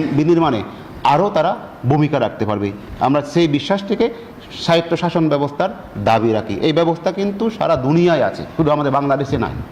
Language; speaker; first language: Bangla; non-native, local second language; Chakma